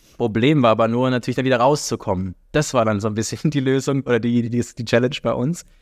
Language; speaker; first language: German; native; German